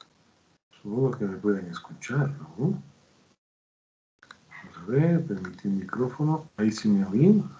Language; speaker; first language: Spanish; native; Spanish